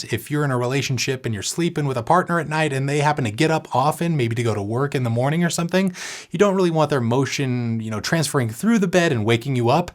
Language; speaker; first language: English; native; English